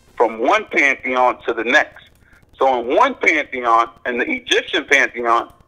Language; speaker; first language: English; native; English